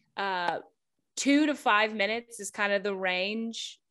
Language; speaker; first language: English; native; English